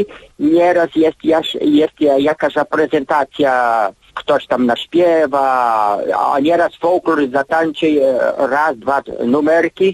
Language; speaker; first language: Polish; early bilingual, heritage; Polish